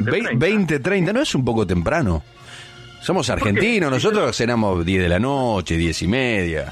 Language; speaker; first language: Spanish; native; Spanish